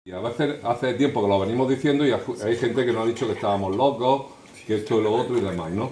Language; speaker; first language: Spanish; native; Spanish